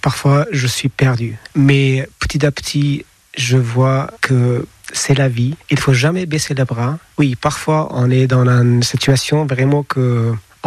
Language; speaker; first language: French; non-native, fluent; Persian